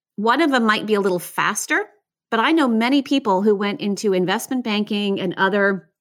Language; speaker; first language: English; native; English